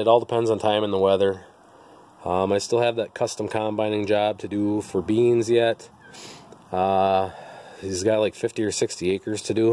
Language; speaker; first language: English; native; English